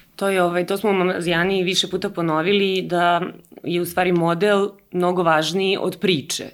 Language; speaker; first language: Serbian; native; Serbian